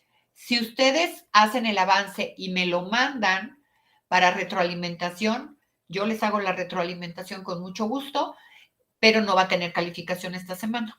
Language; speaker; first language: Spanish; native; Spanish